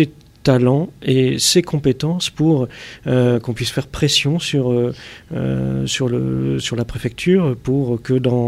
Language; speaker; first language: French; native; French